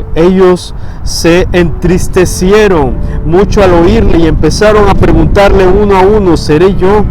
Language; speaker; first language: Spanish; native; Spanish